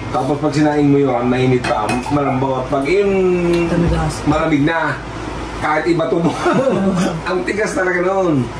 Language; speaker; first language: Filipino; non-native, local second language; Bikol